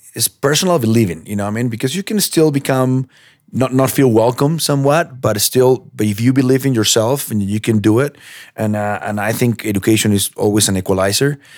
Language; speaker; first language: English; non-native, fluent; Spanish